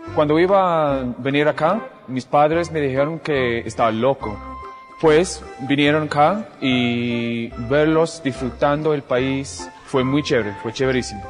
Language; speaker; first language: Spanish; non-native, fluent; English